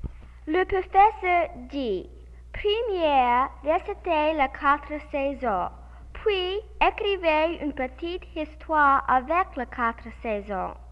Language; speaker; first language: French; non-native, learner; English